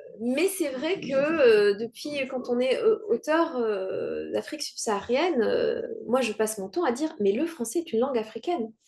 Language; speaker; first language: French; non-native, local second language; Kinyarwanda